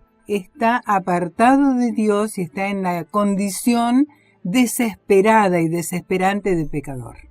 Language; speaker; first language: Spanish; native; Spanish